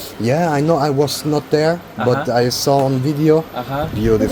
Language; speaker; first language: English; non-native, learner; German